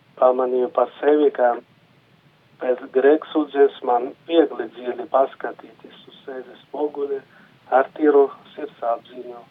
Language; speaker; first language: Latvian; non-native, local second language; Russian